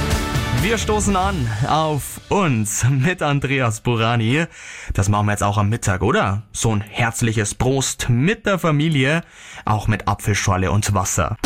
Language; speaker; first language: German; native; German